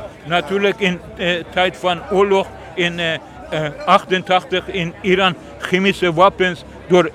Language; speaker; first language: Dutch; non-native, learner; Persian